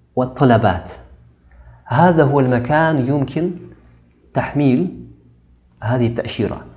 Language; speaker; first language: Arabic; non-native, fluent; Kazakh